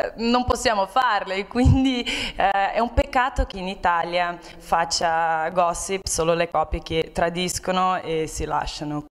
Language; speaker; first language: Italian; non-native, fluent; Portuguese